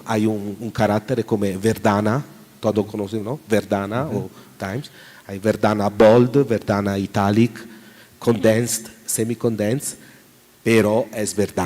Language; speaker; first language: Spanish; non-native, learner; Italian